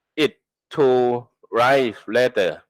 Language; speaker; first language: English; non-native, learner; Thai